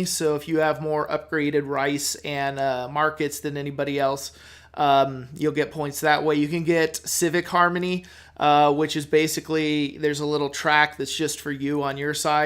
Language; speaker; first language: English; native; English